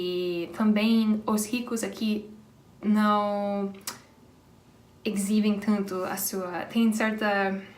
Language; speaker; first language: Portuguese; non-native, fluent; English